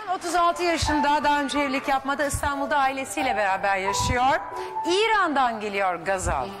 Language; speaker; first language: Turkish; native; Turkish